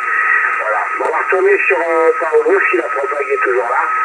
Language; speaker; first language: French; native; French